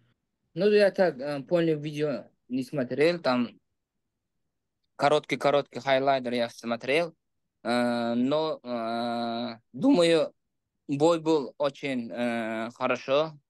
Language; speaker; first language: Russian; non-native, local second language; Uzbek